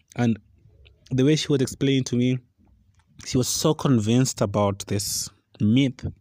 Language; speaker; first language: English; non-native, local second language; Luo (Kenya and Tanzania)